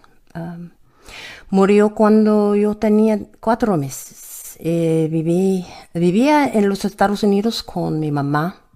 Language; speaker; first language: Spanish; non-native, learner; English